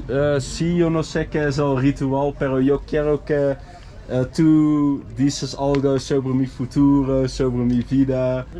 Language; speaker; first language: Spanish; non-native, learner; Dutch